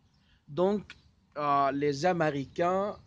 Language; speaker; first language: French; non-native, fluent; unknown